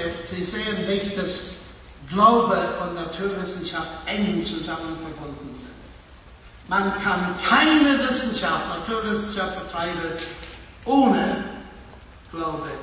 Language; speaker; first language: German; non-native, fluent; English